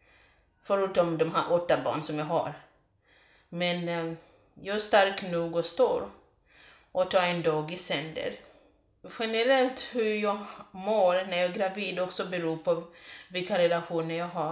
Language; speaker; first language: Swedish; non-native, fluent; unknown